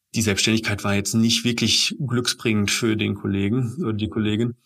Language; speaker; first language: German; native; German